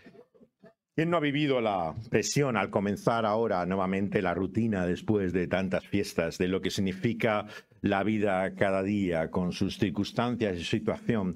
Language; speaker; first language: Spanish; native; Spanish